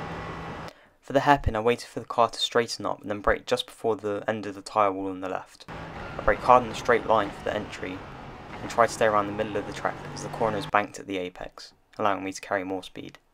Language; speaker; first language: English; native; English